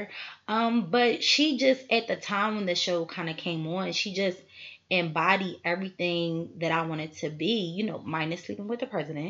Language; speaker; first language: English; native; English